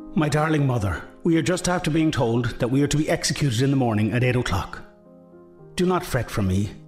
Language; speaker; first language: English; native; English